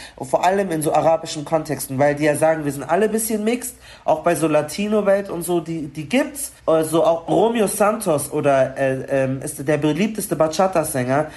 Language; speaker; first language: German; early bilingual, other home language; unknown